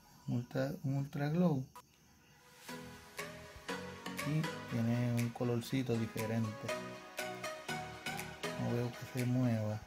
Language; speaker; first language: Spanish; native; Spanish